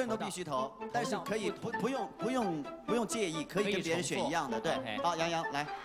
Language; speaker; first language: Chinese; native; Chinese